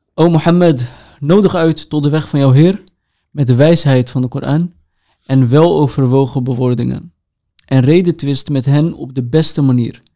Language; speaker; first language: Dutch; early bilingual, other home language; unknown